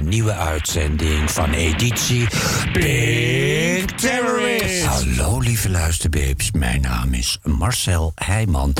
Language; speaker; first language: Dutch; native; Dutch